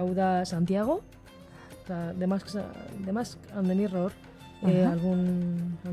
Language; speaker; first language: Basque; non-native, local second language; Spanish